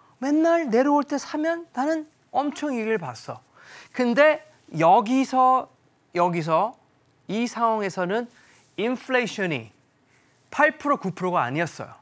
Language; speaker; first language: Korean; early bilingual, heritage; Korean